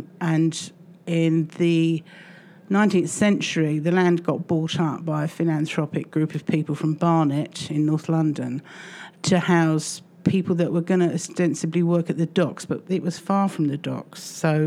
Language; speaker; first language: English; native; English